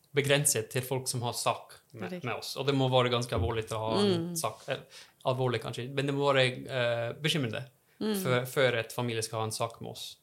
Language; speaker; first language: Norwegian; non-native, fluent; English